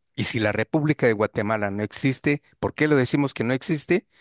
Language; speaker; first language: Spanish; non-native, local second language; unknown